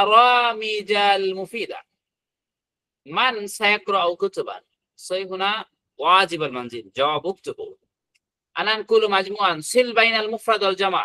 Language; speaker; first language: Arabic; non-native, fluent; Bangla